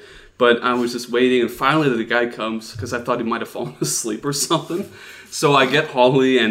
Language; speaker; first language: English; non-native, fluent; Dutch